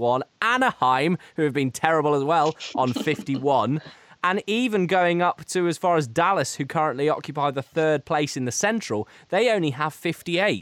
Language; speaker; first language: English; native; English